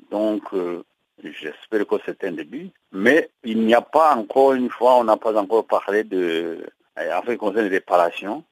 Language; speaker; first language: French; non-native, local second language; Kinyarwanda